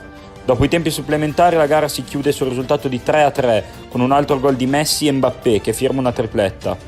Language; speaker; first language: Italian; native; Italian